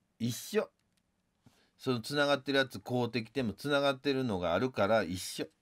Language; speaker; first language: Japanese; native; Japanese